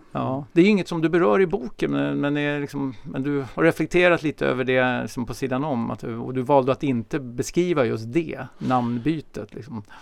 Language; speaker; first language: Swedish; native; Swedish